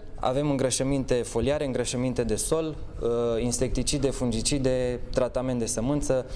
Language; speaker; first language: Romanian; native; Romanian